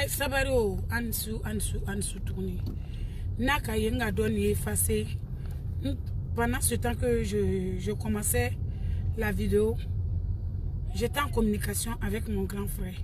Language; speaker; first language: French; non-native, local second language; Dyula